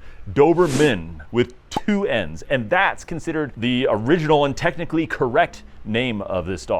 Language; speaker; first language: English; native; English